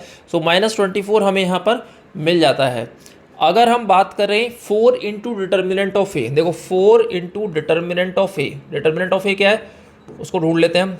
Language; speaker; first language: Hindi; native; Hindi